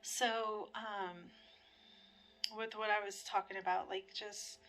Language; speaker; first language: English; native; English